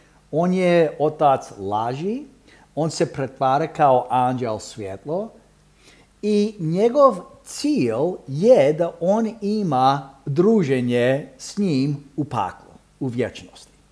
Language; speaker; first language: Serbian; early bilingual, heritage; Serbian